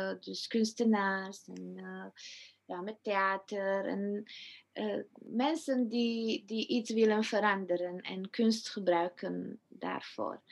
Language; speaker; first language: Dutch; non-native, fluent; Romanian